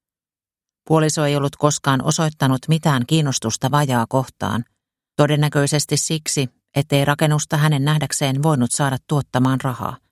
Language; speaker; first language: Finnish; native; Finnish